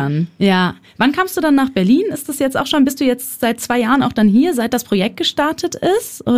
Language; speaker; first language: German; native; German